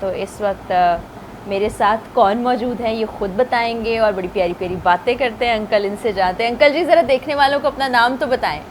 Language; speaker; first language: Urdu; native; Urdu